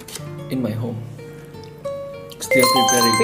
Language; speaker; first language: English; non-native, learner; Indonesian